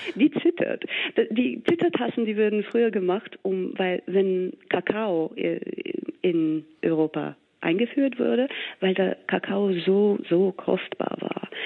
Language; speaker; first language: German; non-native, fluent; English